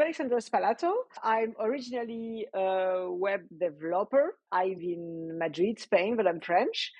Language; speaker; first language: English; non-native, fluent; French